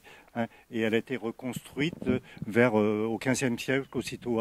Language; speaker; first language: French; native; French